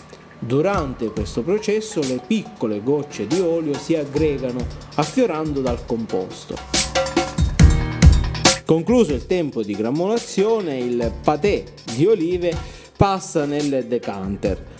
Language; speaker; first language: Italian; native; Italian